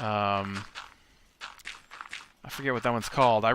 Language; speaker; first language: English; native; English